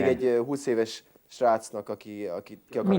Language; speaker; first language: Hungarian; native; Hungarian